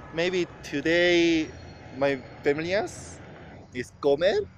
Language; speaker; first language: English; non-native, learner; Korean